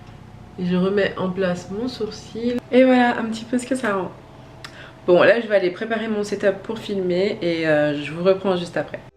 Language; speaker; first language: French; native; French